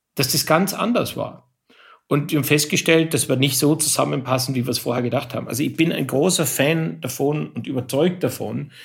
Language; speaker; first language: German; native; German